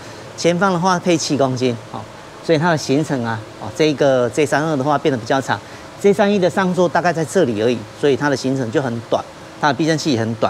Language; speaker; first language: Chinese; native; Chinese